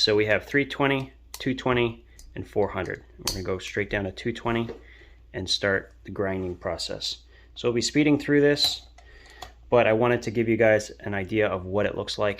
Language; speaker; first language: English; native; English